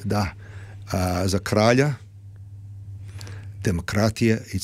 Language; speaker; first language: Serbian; early bilingual, heritage; Croatian